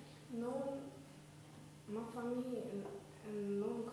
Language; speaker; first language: French; non-native, learner; Russian